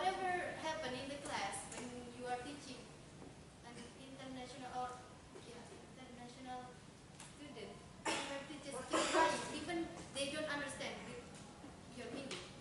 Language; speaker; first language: English; non-native, fluent; Indonesian